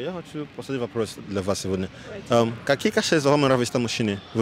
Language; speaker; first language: Russian; non-native, learner; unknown